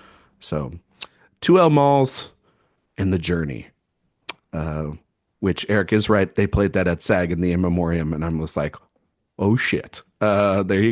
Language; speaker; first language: English; native; English